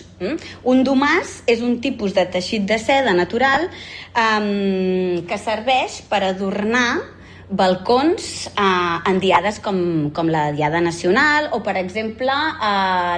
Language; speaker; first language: Catalan; native; Catalan